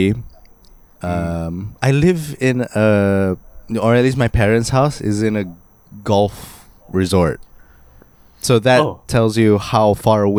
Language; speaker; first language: English; non-native, local second language; Malay